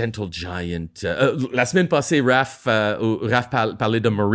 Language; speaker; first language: French; non-native, local second language; English